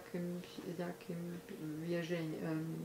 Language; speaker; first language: Polish; early bilingual, heritage; Polish